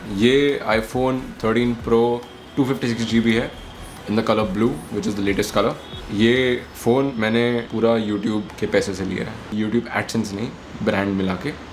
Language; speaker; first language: Hindi; native; Hindi